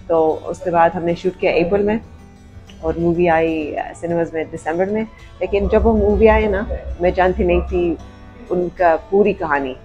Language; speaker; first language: Hindi; early bilingual, heritage; Urdu